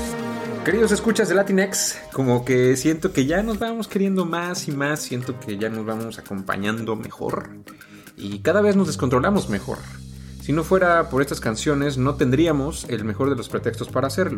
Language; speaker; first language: Spanish; native; Spanish